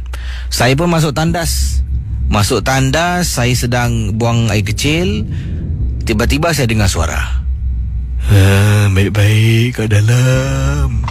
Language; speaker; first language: Malay; native; Malay